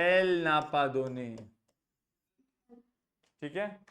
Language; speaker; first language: French; non-native, fluent; Hindi